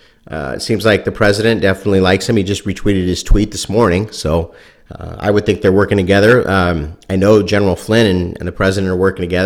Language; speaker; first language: English; native; English